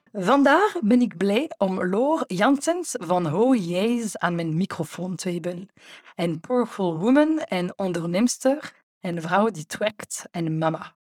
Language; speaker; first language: Dutch; non-native, fluent; French